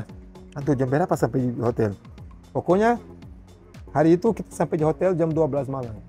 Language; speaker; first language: Indonesian; non-native, learner; Portuguese